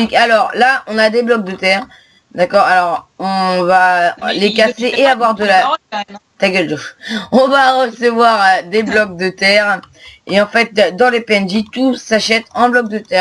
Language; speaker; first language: French; native; French